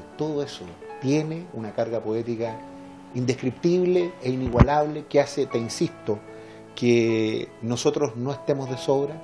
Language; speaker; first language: Spanish; native; Spanish